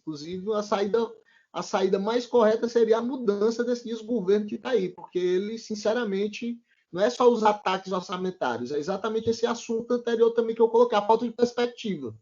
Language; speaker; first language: Portuguese; native; Portuguese